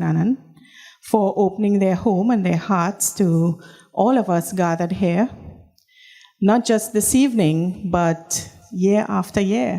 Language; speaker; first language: English; native; English